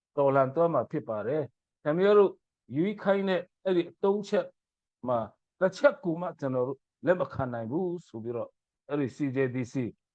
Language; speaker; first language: Burmese; non-native, local second language; Mizo